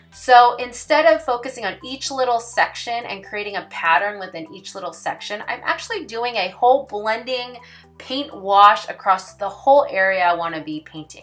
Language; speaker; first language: English; native; English